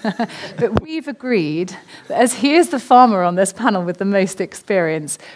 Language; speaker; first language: English; native; English